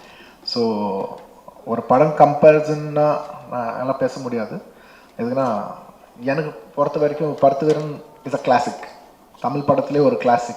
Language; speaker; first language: Tamil; non-native, local second language; Telugu